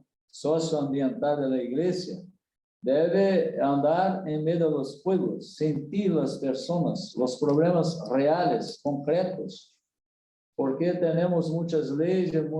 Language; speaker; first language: Spanish; non-native, learner; Portuguese